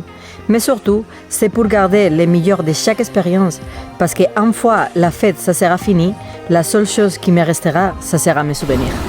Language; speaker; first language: French; native; French